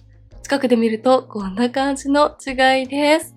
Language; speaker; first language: Japanese; native; Japanese